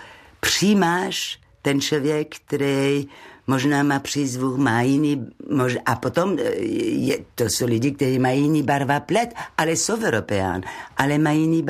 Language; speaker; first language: Czech; non-native, learner; French